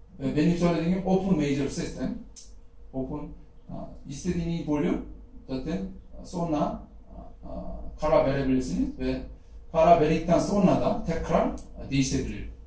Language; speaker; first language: Turkish; non-native, fluent; Korean